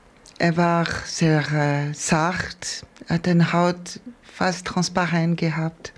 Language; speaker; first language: German; non-native, fluent; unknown